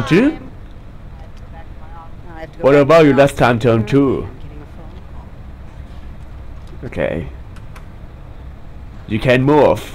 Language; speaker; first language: English; non-native, learner; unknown